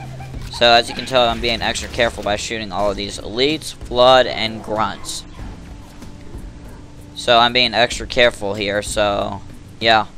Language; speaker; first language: English; native; English